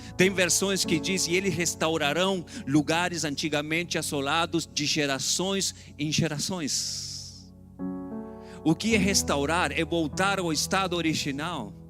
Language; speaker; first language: Portuguese; non-native, fluent; Spanish